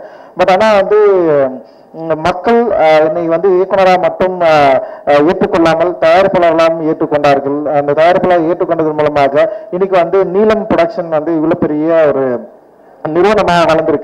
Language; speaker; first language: Tamil; native; Tamil